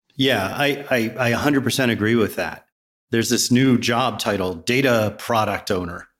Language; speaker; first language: English; native; English